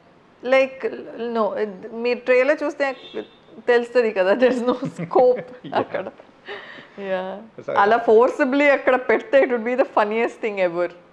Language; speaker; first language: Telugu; non-native, fluent; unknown